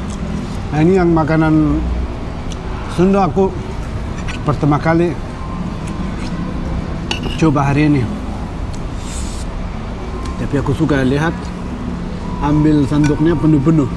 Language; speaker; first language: Indonesian; non-native, fluent; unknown